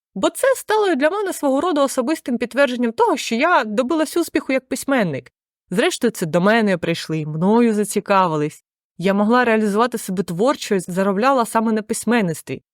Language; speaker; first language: Ukrainian; native; Ukrainian